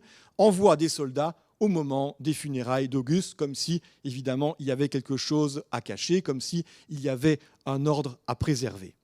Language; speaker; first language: French; native; French